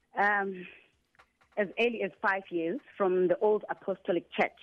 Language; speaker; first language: English; non-native, local second language; Xhosa